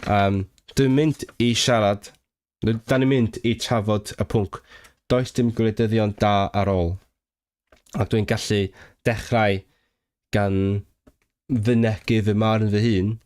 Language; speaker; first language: Welsh; non-native, fluent; Cantonese